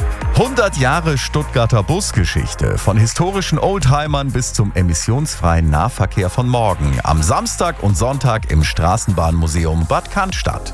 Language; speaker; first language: German; native; German